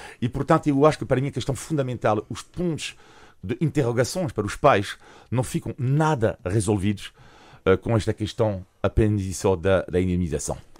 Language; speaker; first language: Portuguese; non-native, fluent; French